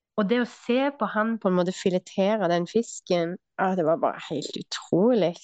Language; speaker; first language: Norwegian; native; Norwegian